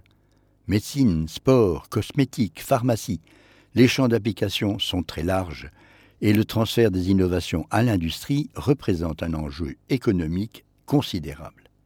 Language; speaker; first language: French; native; French